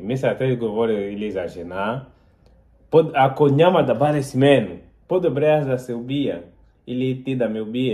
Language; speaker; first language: Bulgarian; non-native, learner; Portuguese